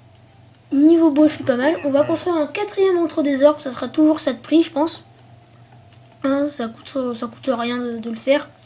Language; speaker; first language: French; native; French